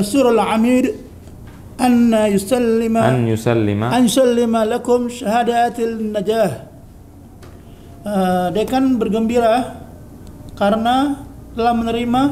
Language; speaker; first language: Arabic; non-native, learner; Indonesian